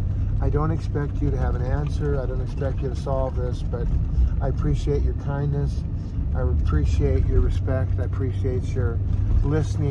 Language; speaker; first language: English; native; English